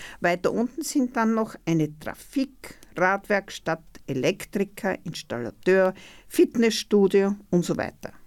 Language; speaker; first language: German; native; German